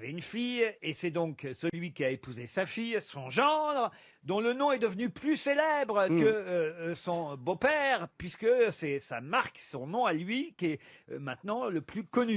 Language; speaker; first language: French; native; French